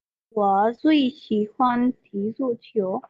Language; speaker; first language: Chinese; non-native, learner; Urdu